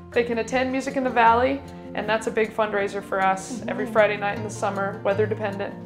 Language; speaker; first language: English; native; English